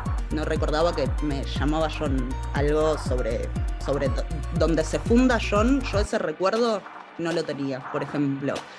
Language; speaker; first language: Spanish; native; Spanish